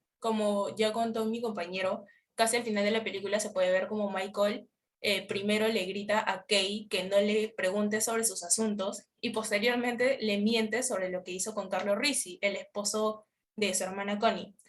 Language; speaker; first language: Spanish; native; Spanish